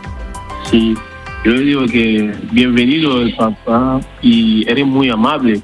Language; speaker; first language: Spanish; non-native, learner; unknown